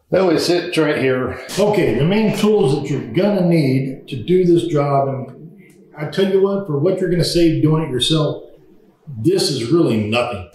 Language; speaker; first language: English; native; English